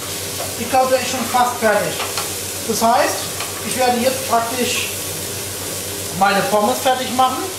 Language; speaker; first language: German; native; German